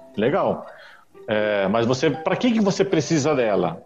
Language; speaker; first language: Portuguese; native; Portuguese